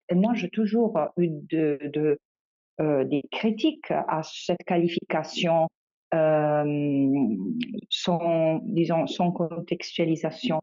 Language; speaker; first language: French; non-native, fluent; Italian